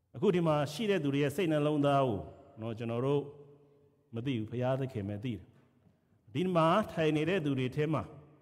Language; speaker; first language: Burmese; non-native, local second language; Kachin